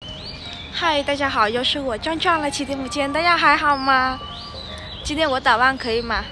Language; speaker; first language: Chinese; non-native, fluent; Vietnamese